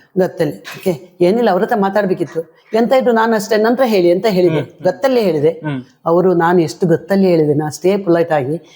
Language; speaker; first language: Kannada; non-native, local second language; Konkani